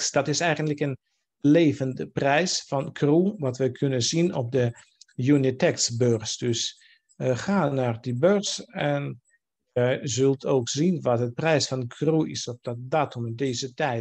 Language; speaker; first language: Dutch; non-native, fluent; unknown